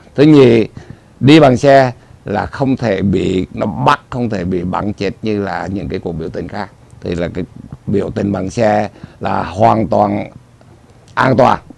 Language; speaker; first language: Vietnamese; native; Vietnamese